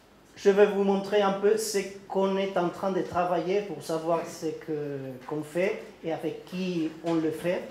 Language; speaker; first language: French; non-native, learner; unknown